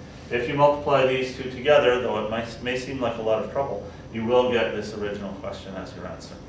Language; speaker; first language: English; native; English